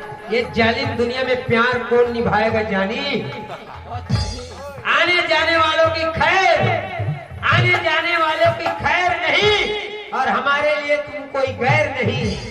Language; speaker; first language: Hindi; non-native, local second language; Chhattisgarhi